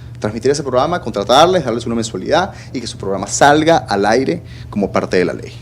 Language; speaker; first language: Spanish; native; Spanish